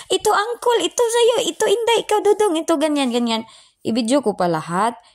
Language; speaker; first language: Filipino; non-native, local second language; Cebuano